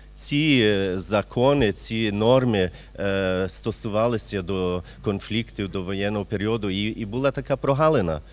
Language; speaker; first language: Ukrainian; early bilingual, heritage; Ukrainian